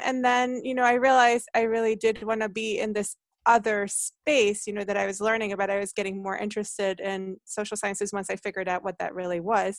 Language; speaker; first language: English; non-native, fluent; Hungarian